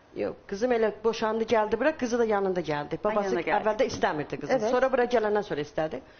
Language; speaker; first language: Turkish; non-native, learner; Persian